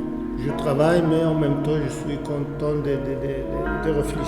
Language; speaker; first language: French; non-native, learner; Arabic